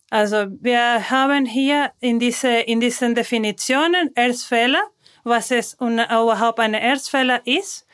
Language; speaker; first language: German; non-native, fluent; Spanish